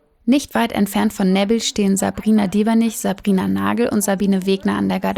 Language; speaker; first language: German; native; German